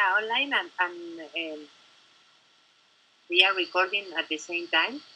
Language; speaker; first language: English; non-native, learner; Spanish